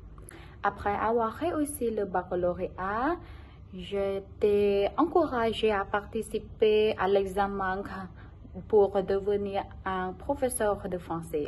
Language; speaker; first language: French; non-native, local second language; Khmer